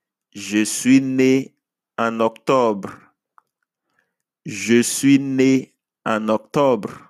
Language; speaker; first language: French; non-native, fluent; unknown